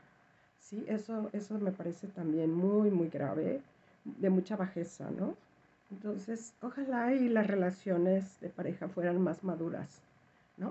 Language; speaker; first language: Spanish; native; Spanish